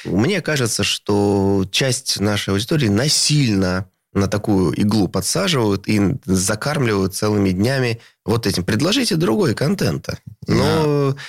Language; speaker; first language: Russian; native; Russian